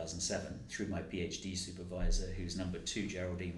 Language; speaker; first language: English; native; English